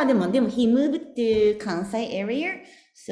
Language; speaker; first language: English; non-native, learner; Japanese